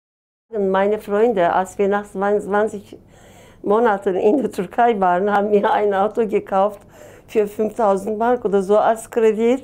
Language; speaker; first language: German; non-native, learner; Turkish